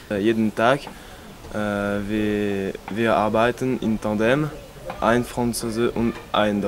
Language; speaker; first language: German; non-native, learner; French